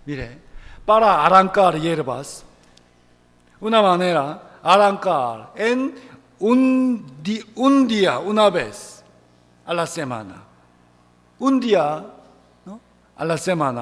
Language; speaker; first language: Spanish; non-native, fluent; Korean